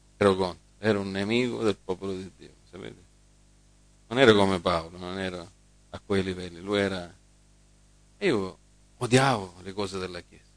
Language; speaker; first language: Italian; early bilingual, heritage; English